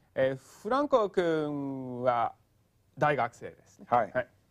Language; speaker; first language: Japanese; non-native, fluent; English